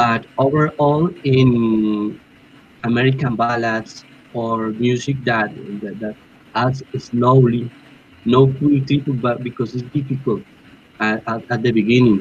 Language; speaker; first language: English; non-native, learner; Spanish